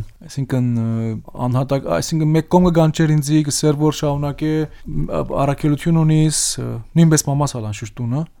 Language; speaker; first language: Armenian; early bilingual, heritage; Armenian